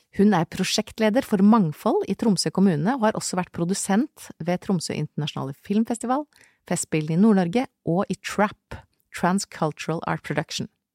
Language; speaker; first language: Norwegian; native; Norwegian